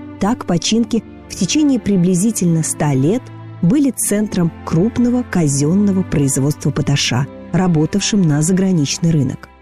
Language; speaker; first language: Russian; native; Russian